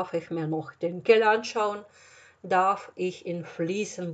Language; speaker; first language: German; non-native, fluent; Russian